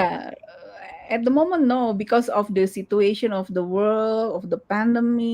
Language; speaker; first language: English; non-native, learner; Indonesian